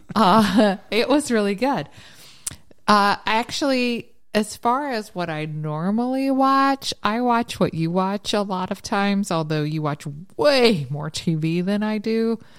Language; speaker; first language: English; native; English